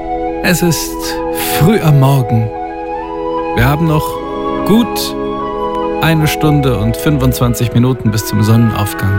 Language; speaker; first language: German; native; German